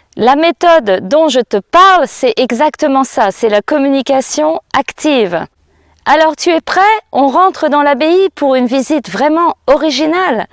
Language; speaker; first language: French; native; French